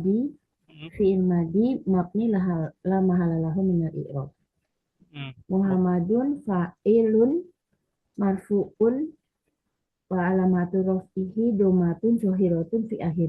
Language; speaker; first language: Arabic; non-native, learner; Indonesian